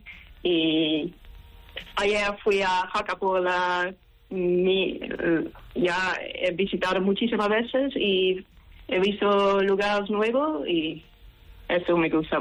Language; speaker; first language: Spanish; non-native, fluent; Dutch